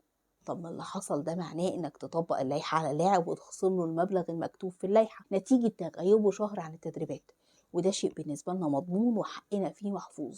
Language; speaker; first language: Arabic; native; Arabic